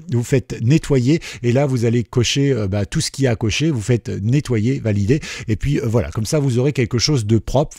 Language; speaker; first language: French; native; French